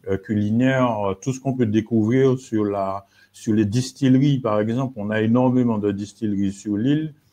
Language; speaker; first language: French; native; French